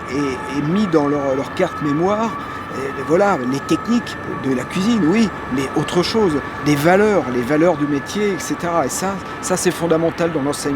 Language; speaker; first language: French; native; French